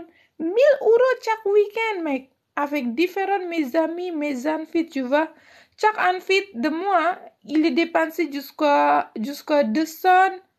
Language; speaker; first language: French; non-native, learner; Indonesian